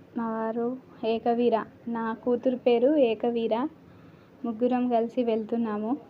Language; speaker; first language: Telugu; non-native, learner; Marathi